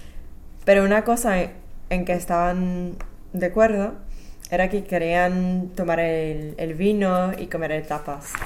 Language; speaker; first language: Spanish; non-native, fluent; English